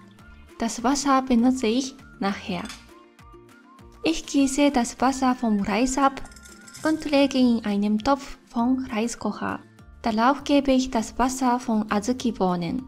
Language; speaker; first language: German; non-native, fluent; Japanese